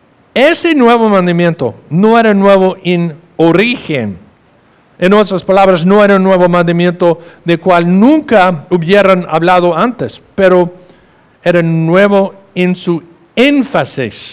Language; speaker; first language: Spanish; non-native, fluent; English